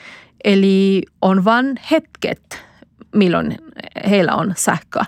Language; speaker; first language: Finnish; non-native, fluent; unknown